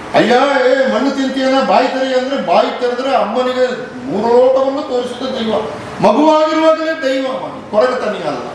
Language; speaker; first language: Kannada; non-native, local second language; Tulu